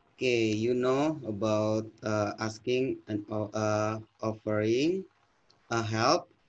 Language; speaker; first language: English; non-native, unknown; Indonesian